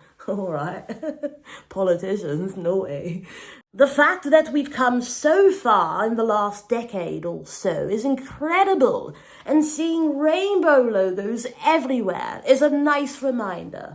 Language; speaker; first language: English; native; English